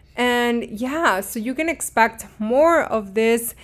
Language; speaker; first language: English; early bilingual, other home language; Spanish